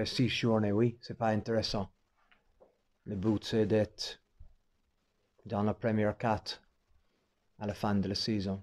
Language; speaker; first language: French; non-native, fluent; English